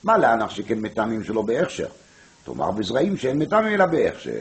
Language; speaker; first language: Hebrew; non-native, fluent; French